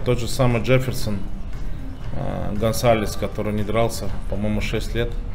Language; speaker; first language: Russian; native; Russian